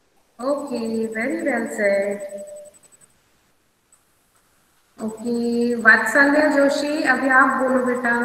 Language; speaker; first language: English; non-native, local second language; Hindi